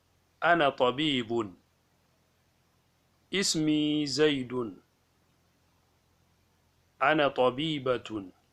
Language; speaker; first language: Arabic; non-native, fluent; Hausa